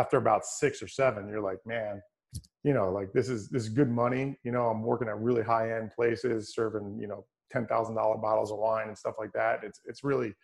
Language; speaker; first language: English; native; English